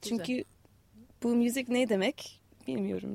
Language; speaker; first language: Turkish; non-native, fluent; English